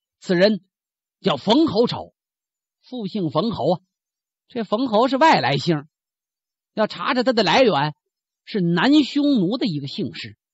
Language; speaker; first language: Chinese; native; Chinese